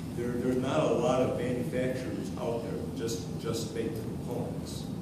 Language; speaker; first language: English; native; English